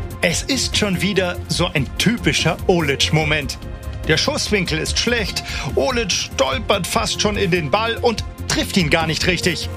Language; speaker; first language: German; native; German